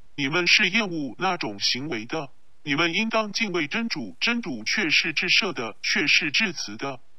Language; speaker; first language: Chinese; non-native, local second language; Cantonese